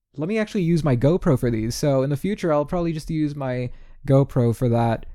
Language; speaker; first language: English; native; English